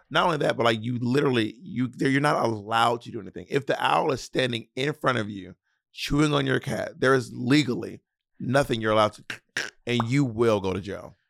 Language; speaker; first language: English; native; English